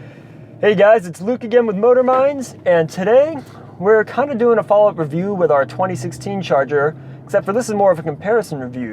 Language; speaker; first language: English; native; English